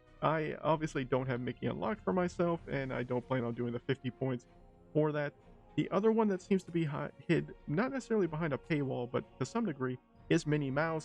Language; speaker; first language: English; native; English